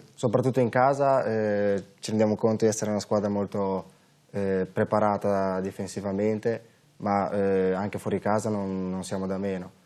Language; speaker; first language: Italian; native; Italian